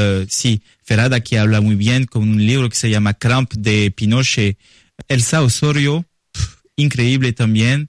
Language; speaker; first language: Spanish; non-native, learner; French